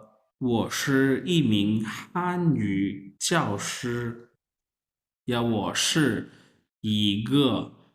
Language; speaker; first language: Chinese; non-native, fluent; Urdu